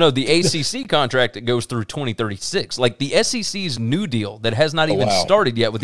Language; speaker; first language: English; native; English